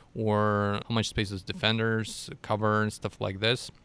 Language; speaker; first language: English; non-native, fluent; Russian